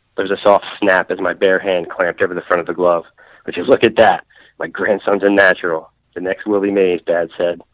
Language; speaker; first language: English; native; English